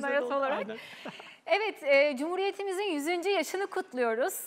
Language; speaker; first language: Turkish; native; Turkish